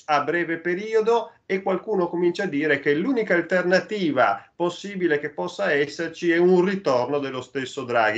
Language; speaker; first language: Italian; native; Italian